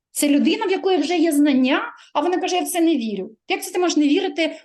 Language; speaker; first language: Ukrainian; non-native, local second language; Russian